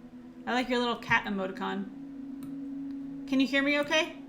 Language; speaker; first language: English; native; English